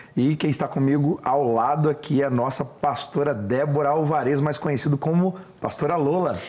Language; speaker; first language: Portuguese; native; Portuguese